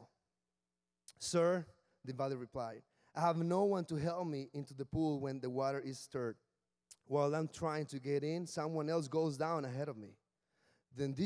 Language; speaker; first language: English; non-native, fluent; Spanish